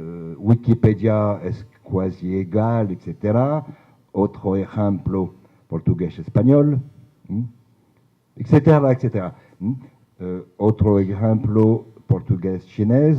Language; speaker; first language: Spanish; non-native, fluent; French